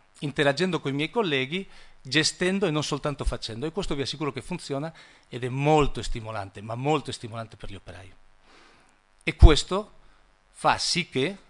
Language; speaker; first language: Italian; non-native, fluent; Spanish